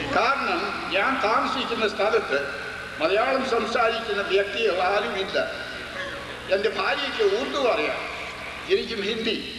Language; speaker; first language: Malayalam; non-native, local second language; English